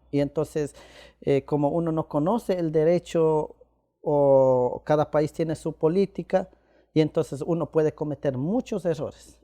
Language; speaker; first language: Spanish; non-native, local second language; Quechua